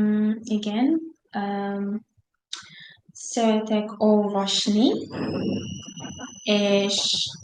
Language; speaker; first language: Hungarian; non-native, learner; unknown